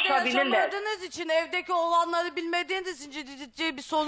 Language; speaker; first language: Turkish; native; Turkish